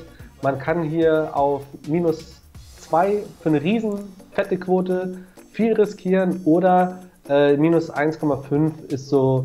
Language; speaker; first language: German; native; German